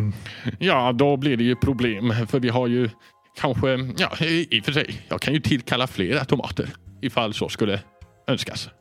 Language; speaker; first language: Swedish; native; Swedish